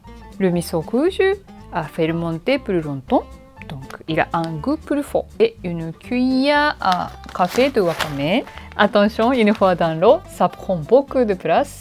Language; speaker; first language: French; non-native, learner; Japanese